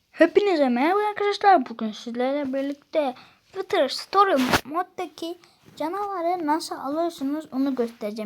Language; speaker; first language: Turkish; native; Turkish